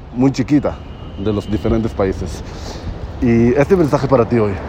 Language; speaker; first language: Spanish; non-native, fluent; Hebrew